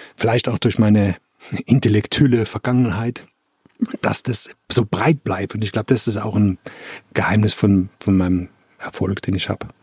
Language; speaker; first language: German; native; German